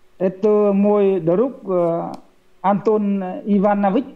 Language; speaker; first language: Russian; non-native, learner; Vietnamese